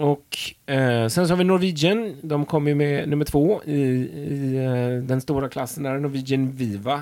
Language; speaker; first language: Swedish; native; Swedish